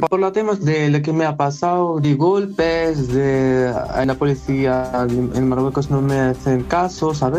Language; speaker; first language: Spanish; non-native, learner; Arabic